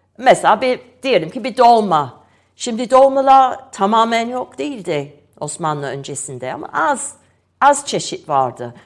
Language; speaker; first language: Turkish; non-native, fluent; English